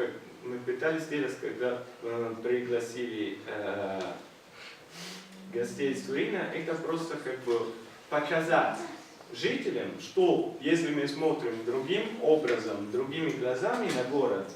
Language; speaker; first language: Russian; non-native, fluent; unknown